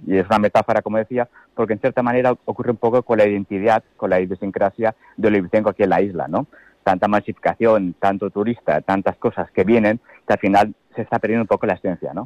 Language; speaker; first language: Spanish; native; Spanish